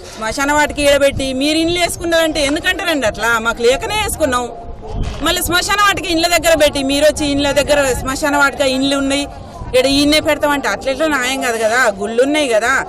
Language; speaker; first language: Telugu; native; Telugu